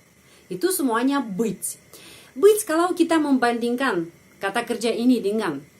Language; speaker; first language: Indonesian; non-native, fluent; Russian